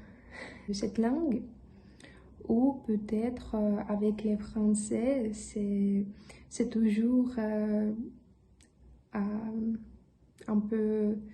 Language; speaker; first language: French; non-native, learner; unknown